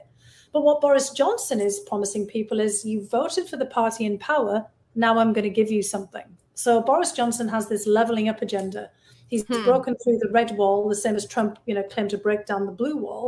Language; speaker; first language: English; native; English